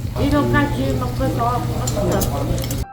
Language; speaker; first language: Korean; non-native, local second language; Vietnamese